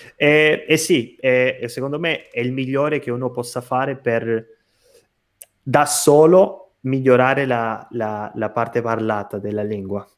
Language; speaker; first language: Italian; non-native, fluent; Portuguese